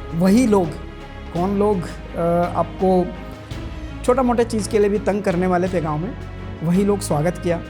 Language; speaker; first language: Hindi; non-native, local second language; Kannada